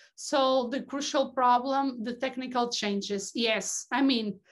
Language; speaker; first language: English; non-native, fluent; Portuguese